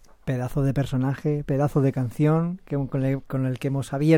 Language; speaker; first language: Spanish; native; Spanish